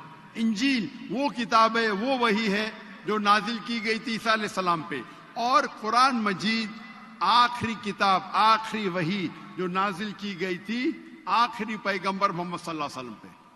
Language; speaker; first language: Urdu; non-native, local second language; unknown